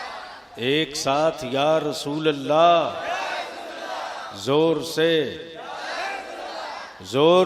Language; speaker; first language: Hindi; native; Hindi